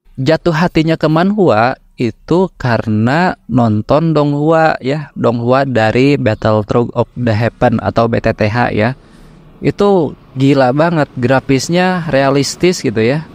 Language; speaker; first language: Indonesian; native; Indonesian